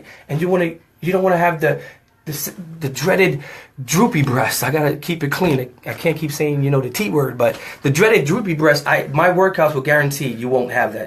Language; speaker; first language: English; native; English